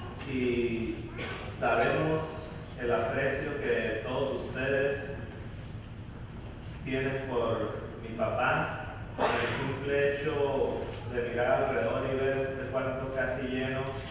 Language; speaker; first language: Spanish; early bilingual, heritage; Spanish